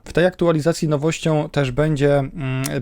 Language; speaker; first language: Polish; native; Polish